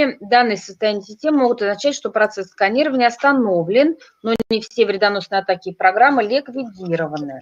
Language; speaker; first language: Russian; native; Russian